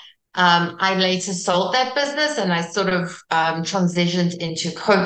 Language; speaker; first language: English; non-native, local second language; Afrikaans